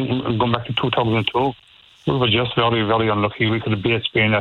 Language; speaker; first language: English; native; English